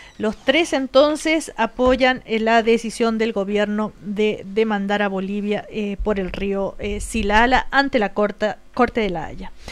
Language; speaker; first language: Spanish; native; Spanish